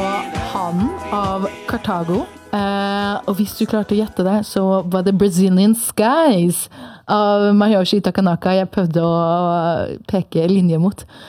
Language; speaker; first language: Norwegian; early bilingual, other home language; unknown